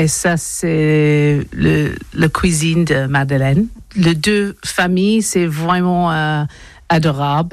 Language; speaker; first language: French; non-native, learner; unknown